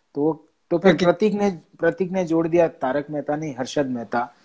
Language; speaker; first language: Hindi; non-native, local second language; Gujarati